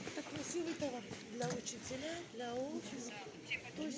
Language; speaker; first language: Russian; non-native, local second language; Kyrgyz